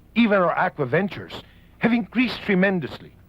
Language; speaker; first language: English; non-native, local second language; Filipino